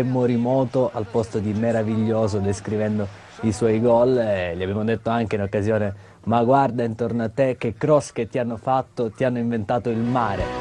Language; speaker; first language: Italian; native; Italian